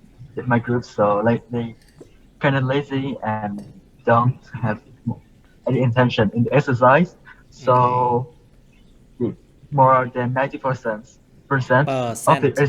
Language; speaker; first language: English; non-native, learner; Vietnamese